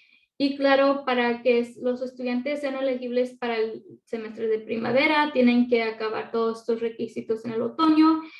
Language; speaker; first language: Spanish; early bilingual, other home language; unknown